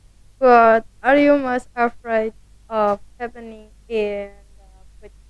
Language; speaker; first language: English; non-native, learner; Indonesian